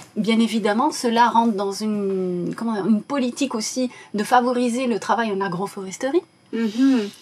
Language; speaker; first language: French; non-native, local second language; Arabic